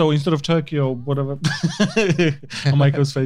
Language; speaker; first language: English; non-native, fluent; Polish